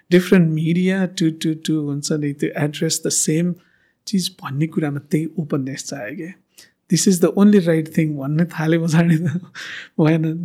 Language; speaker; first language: English; non-native, local second language; Nepali